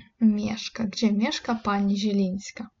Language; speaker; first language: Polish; non-native, fluent; Ukrainian